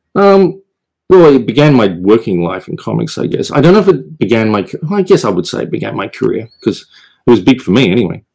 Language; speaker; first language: English; native; English